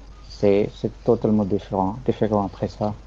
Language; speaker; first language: French; non-native, learner; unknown